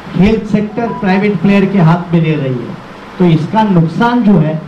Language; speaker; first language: Hindi; non-native, local second language; Marathi